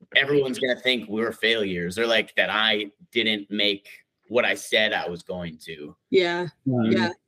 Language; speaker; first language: English; native; English